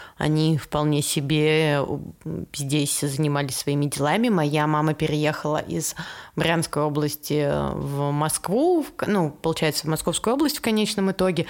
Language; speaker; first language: Russian; native; Russian